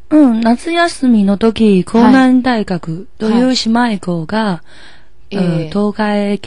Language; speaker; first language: Japanese; non-native, learner; Chinese